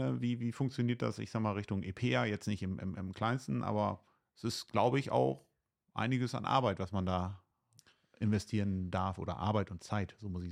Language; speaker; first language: German; native; German